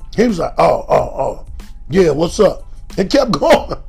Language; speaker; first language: English; native; English